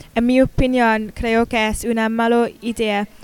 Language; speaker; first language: Spanish; non-native, learner; English